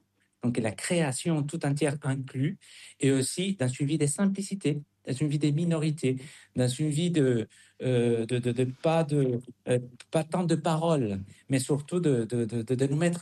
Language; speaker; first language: French; non-native, fluent; Spanish